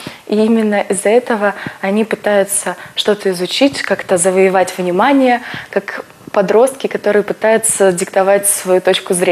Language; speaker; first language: Russian; native; Russian